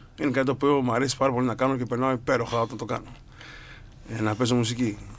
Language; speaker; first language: Greek; early bilingual, other home language; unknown